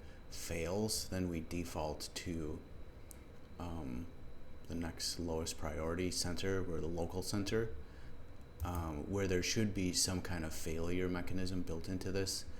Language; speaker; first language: English; native; English